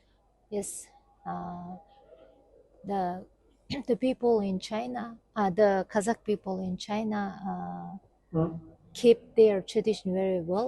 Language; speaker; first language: English; non-native, fluent; Kazakh